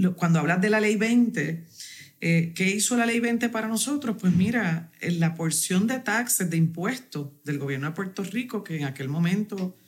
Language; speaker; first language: Spanish; native; Spanish